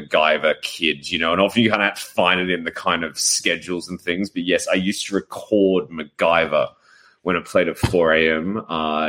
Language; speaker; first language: English; native; English